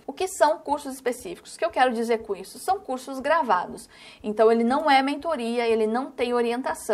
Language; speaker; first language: Portuguese; native; Portuguese